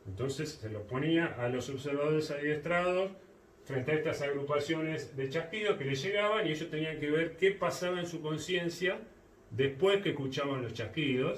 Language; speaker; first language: Spanish; native; Spanish